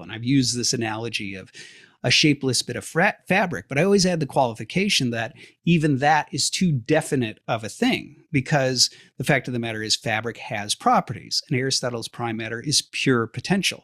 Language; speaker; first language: English; native; English